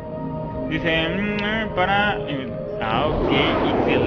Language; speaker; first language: Spanish; native; Spanish